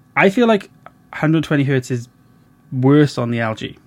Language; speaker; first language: English; native; English